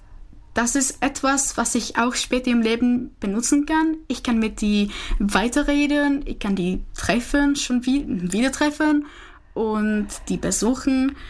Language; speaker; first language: German; non-native, fluent; Czech